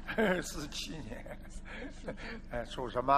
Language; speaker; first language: Chinese; native; Chinese